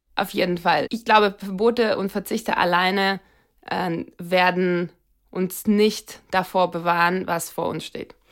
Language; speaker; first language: German; non-native, fluent; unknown